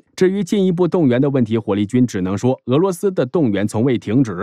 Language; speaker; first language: Chinese; native; Chinese